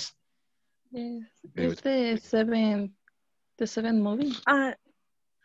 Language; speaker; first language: English; non-native, learner; Spanish